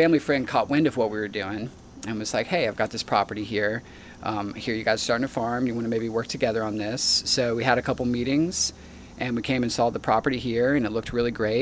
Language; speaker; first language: English; native; English